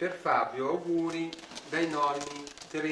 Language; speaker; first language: Italian; native; Italian